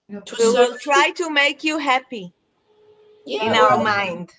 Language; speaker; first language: English; non-native, fluent; Hebrew